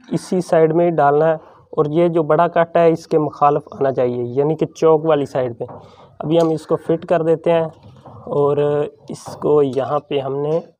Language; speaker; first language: Urdu; non-native, local second language; Punjabi